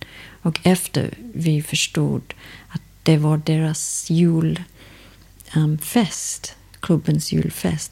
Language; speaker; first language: Swedish; non-native, fluent; English